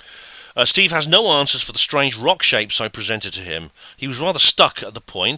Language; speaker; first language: English; native; English